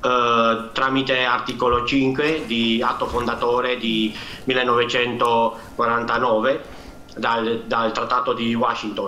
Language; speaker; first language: Italian; non-native, fluent; Romanian